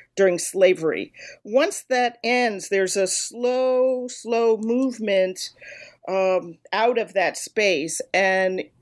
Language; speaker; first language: English; native; English